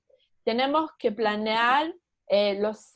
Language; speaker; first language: Spanish; early bilingual, heritage; Spanish